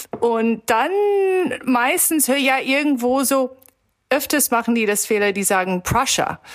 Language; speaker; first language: German; early bilingual, heritage; German